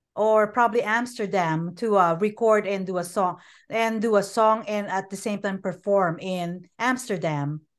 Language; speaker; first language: English; non-native, local second language; Filipino